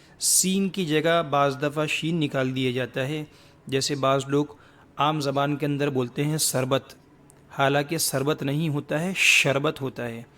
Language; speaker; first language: Urdu; native; Urdu